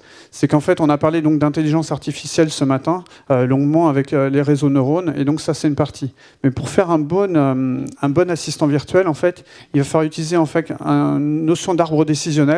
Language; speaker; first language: French; native; French